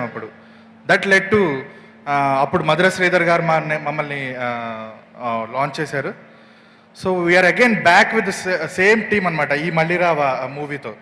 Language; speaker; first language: Telugu; non-native, fluent; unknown